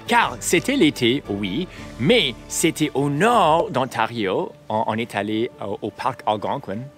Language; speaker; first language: French; non-native, local second language; English